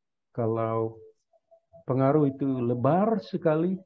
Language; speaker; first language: Indonesian; non-native, fluent; English